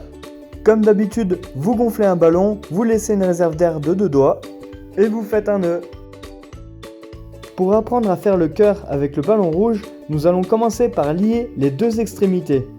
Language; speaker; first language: French; native; French